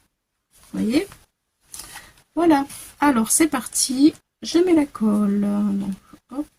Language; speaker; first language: French; native; French